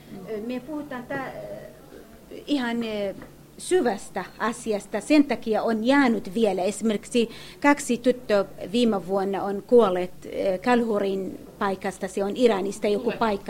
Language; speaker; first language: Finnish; non-native, learner; Kurdish